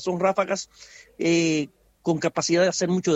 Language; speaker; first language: Spanish; native; Spanish